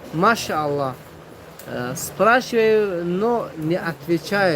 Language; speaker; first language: Russian; non-native, local second language; Tajik